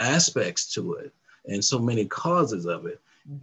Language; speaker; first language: English; native; English